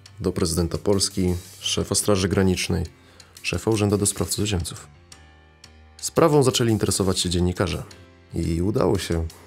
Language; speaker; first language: Polish; early bilingual, other home language; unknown